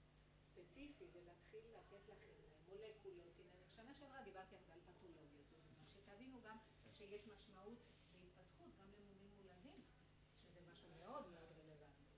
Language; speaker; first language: Hebrew; native; Hebrew